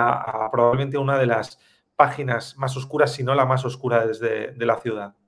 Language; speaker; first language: Spanish; native; Spanish